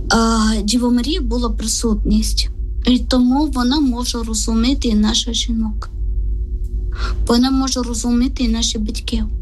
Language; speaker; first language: Ukrainian; non-native, learner; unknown